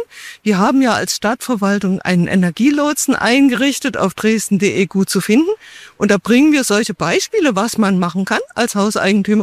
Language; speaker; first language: German; native; German